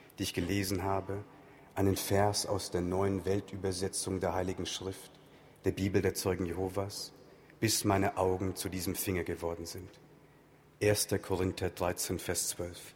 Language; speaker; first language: German; early bilingual, other home language; Tamil